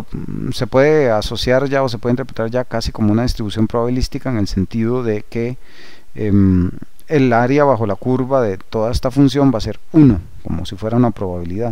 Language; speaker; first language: Spanish; native; Spanish